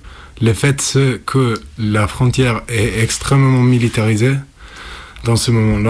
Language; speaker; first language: French; non-native, fluent; Italian